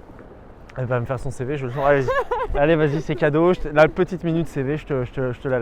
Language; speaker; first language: French; native; French